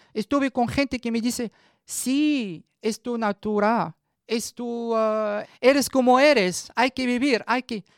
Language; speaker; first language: Spanish; non-native, learner; Arabic